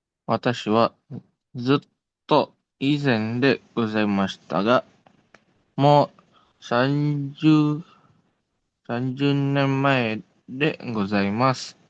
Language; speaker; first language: Japanese; non-native, learner; Indonesian